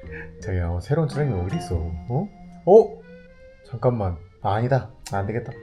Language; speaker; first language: Korean; native; Korean